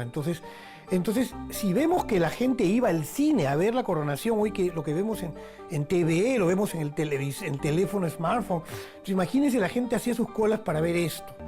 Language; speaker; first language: Spanish; native; Spanish